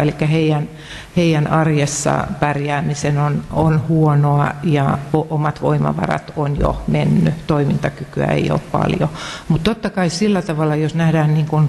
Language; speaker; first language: Finnish; native; Finnish